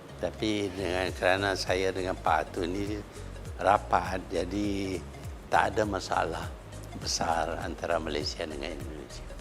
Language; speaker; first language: Malay; native; Malay